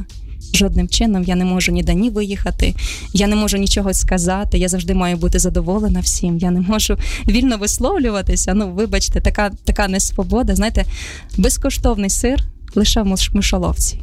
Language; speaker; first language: Ukrainian; native; Ukrainian